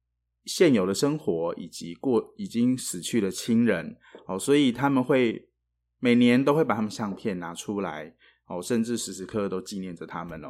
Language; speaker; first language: Chinese; native; Chinese